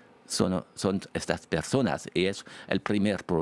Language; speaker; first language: Spanish; non-native, fluent; French